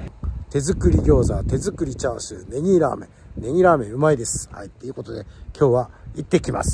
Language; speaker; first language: Japanese; native; Japanese